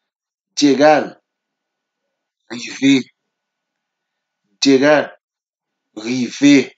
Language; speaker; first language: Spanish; non-native, learner; Haitian Creole